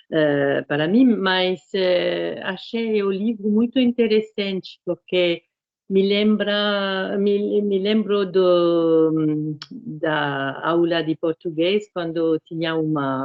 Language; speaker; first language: Portuguese; non-native, fluent; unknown